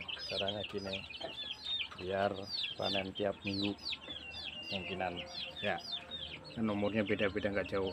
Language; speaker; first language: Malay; non-native, local second language; Javanese